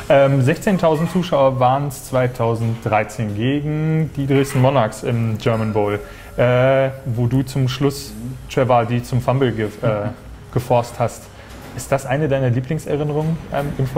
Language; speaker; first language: German; native; German